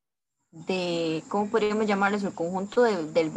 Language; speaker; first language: Spanish; native; Spanish